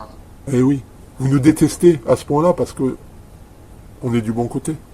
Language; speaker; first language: French; native; French